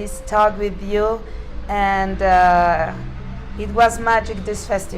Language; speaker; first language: English; non-native, learner; Spanish